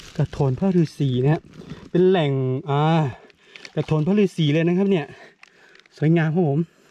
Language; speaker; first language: Thai; non-native, local second language; S'gaw Karen